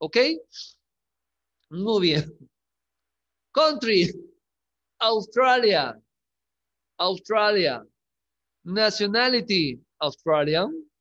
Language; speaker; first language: English; non-native, learner; Spanish